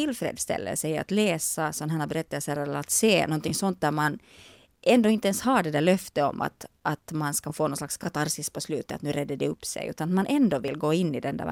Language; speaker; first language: Swedish; native; Swedish